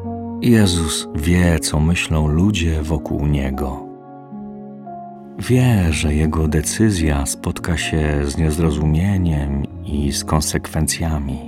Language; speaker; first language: Polish; native; Polish